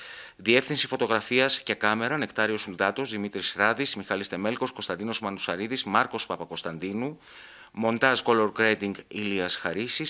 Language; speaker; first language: Greek; native; Greek